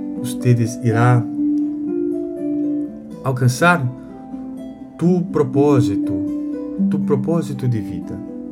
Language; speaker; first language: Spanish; non-native, learner; Portuguese